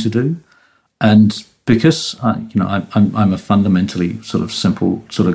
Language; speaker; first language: English; native; English